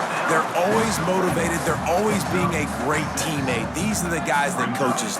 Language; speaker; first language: English; native; English